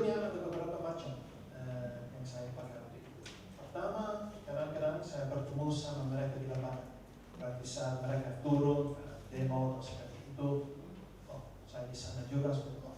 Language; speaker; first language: Indonesian; non-native, fluent; Dutch